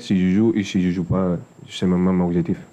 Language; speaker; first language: French; non-native, fluent; Spanish